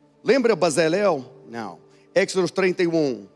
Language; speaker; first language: Portuguese; non-native, learner; English